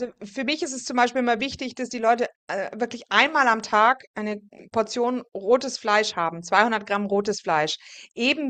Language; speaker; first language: German; native; German